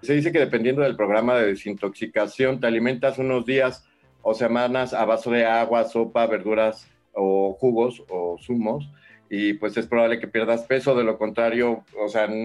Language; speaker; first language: Spanish; native; Spanish